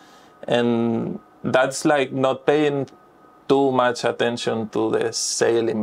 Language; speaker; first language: English; non-native, fluent; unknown